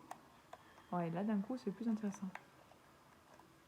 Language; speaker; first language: French; native; French